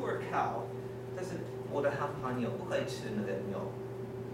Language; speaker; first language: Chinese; non-native, learner; English